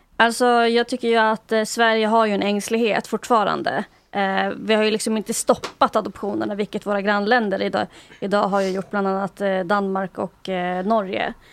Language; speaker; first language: Swedish; early bilingual, other home language; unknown